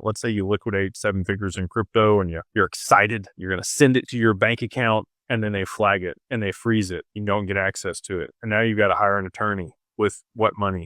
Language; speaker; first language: English; native; English